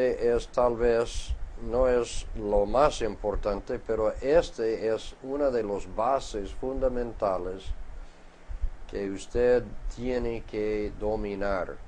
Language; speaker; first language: Spanish; non-native, fluent; English